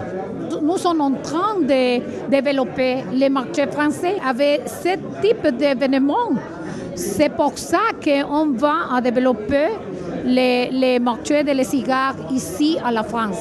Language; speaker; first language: French; non-native, learner; Spanish